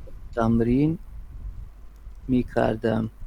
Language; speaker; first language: Persian; non-native, learner; Urdu